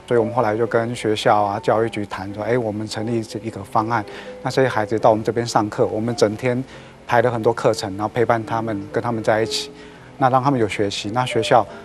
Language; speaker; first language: Chinese; native; Chinese